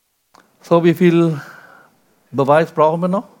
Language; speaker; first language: German; non-native, fluent; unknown